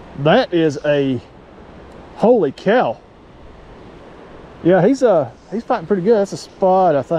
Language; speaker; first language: English; native; English